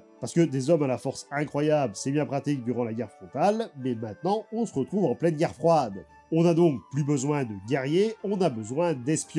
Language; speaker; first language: French; native; French